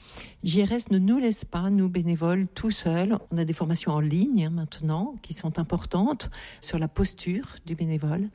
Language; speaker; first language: French; native; French